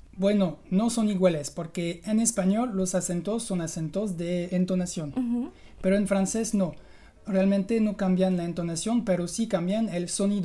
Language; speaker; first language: Spanish; non-native, fluent; French